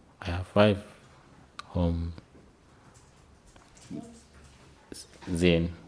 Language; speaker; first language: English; non-native, learner; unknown